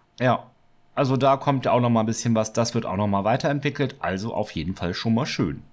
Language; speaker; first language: German; native; German